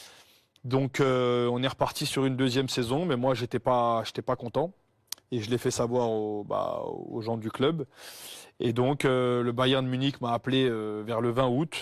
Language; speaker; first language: French; native; French